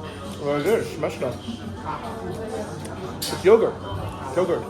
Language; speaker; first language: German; non-native, learner; English